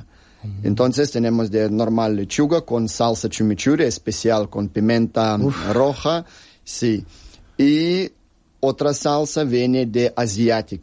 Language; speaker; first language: Spanish; non-native, learner; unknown